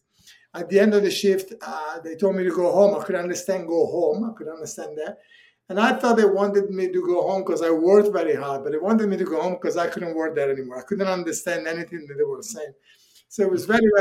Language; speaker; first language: English; non-native, fluent; Italian